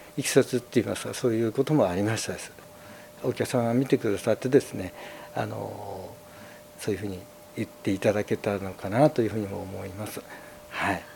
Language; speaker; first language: Japanese; native; Japanese